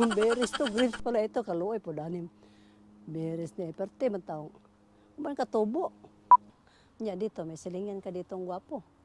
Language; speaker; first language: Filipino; non-native, local second language; Cebuano